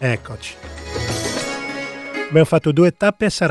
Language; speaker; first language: Italian; native; Italian